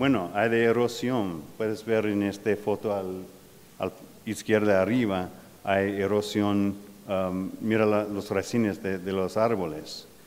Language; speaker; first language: Spanish; non-native, fluent; English